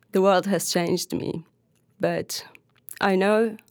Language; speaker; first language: English; non-native, fluent; Turkish